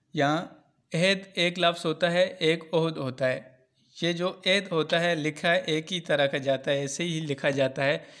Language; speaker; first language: Urdu; non-native, local second language; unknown